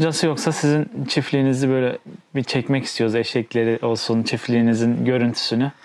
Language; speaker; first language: Turkish; native; Turkish